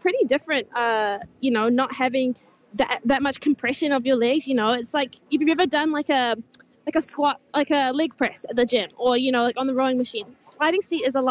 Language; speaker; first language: English; native; English